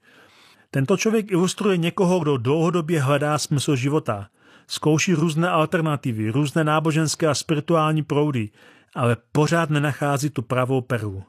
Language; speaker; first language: Czech; native; Czech